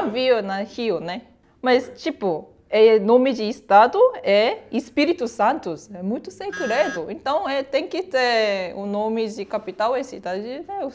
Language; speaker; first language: Portuguese; non-native, learner; Korean